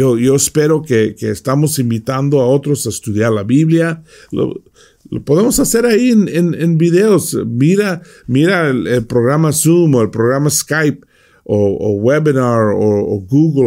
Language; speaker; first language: Spanish; non-native, fluent; English